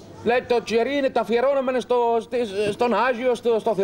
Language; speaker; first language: Greek; native; Greek